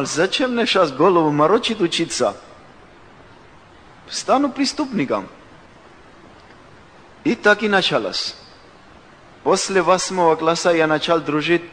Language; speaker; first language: Russian; non-native, local second language; Georgian